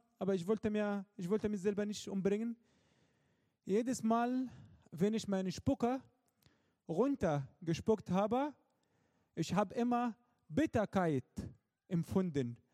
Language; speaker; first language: German; non-native, fluent; Arabic